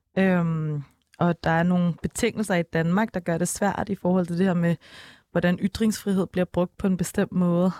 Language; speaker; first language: Danish; native; Danish